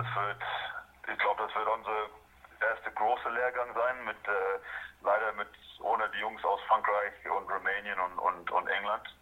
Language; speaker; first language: German; non-native, fluent; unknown